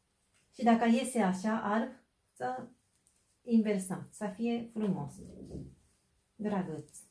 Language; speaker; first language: Romanian; non-native, fluent; Japanese